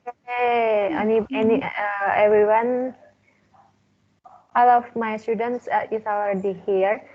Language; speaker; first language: English; non-native, learner; Indonesian